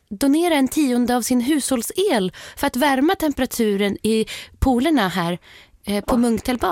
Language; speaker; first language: Swedish; native; Swedish